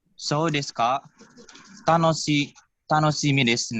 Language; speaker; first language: Japanese; non-native, learner; Indonesian